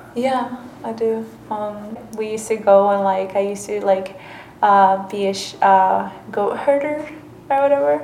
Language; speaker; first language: English; early bilingual, other home language; Spanish